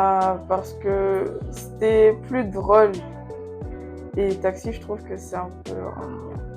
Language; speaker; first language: French; non-native, local second language; Comorian